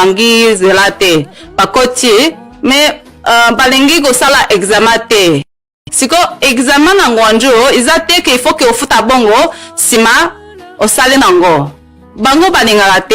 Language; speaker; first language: Lingala; non-native, fluent; Chinese